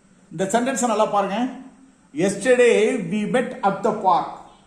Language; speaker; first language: English; non-native, local second language; Tamil